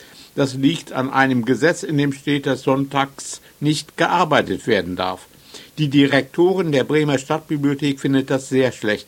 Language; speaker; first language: German; native; German